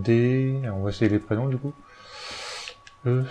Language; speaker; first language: French; native; French